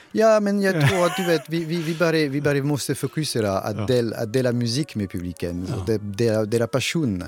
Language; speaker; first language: Swedish; non-native, fluent; French